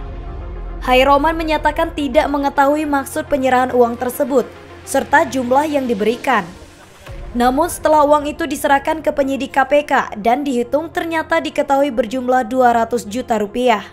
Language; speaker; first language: Indonesian; native; Indonesian